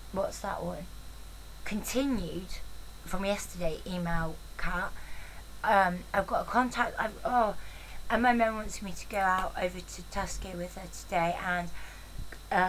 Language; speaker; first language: English; native; English